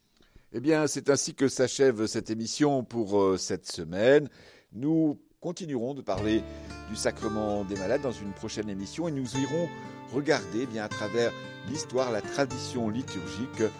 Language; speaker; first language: French; native; French